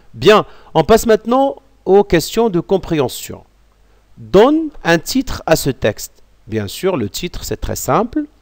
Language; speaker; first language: French; non-native, local second language; Arabic